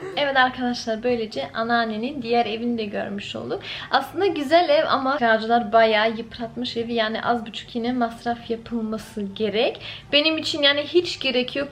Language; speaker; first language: Turkish; early bilingual, heritage; Turkish